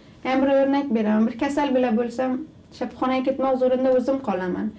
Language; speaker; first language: Turkish; non-native, learner; Uzbek